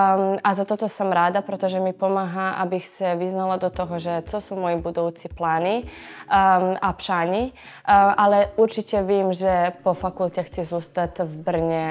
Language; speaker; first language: Czech; non-native, fluent; Serbian